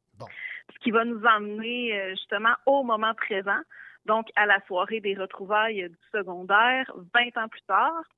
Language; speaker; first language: French; native; French